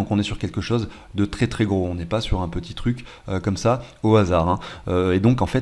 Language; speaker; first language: French; native; French